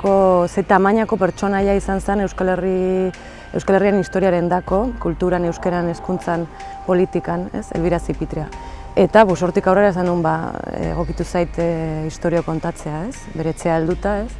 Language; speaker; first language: Basque; native; Basque